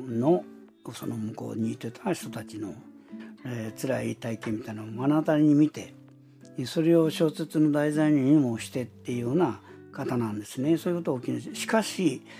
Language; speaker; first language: Japanese; native; Japanese